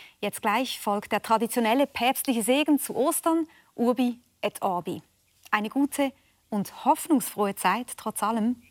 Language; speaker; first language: German; native; German